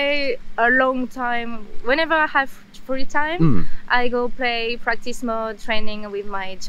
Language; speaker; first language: English; non-native, fluent; French